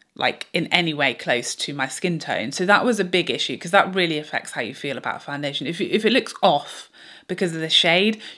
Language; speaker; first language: English; native; English